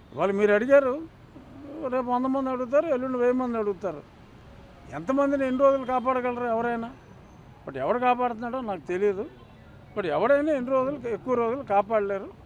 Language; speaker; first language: Telugu; native; Telugu